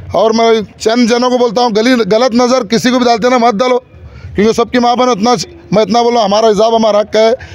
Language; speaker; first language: Hindi; native; Hindi